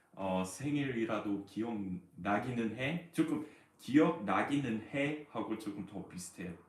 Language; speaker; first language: Korean; non-native, fluent; English